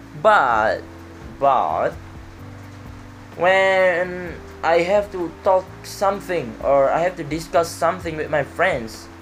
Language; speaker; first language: English; non-native, learner; Indonesian